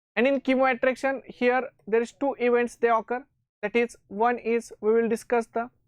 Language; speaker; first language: English; non-native, local second language; Marathi